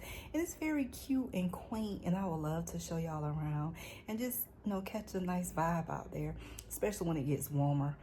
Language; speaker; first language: English; native; English